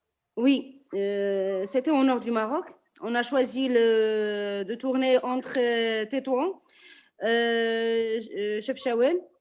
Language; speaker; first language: French; non-native, local second language; Arabic